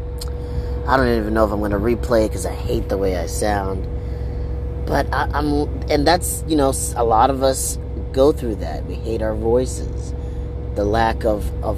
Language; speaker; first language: English; early bilingual, other home language; Kinyarwanda